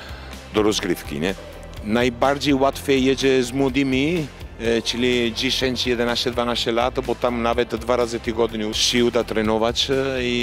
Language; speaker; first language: Polish; non-native, learner; Italian